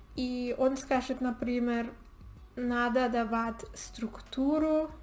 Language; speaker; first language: Russian; non-native, learner; Spanish